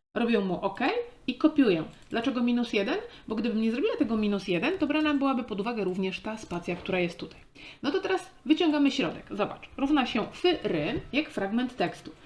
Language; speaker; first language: Polish; native; Polish